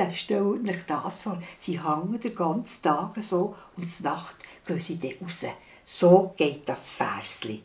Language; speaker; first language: German; native; German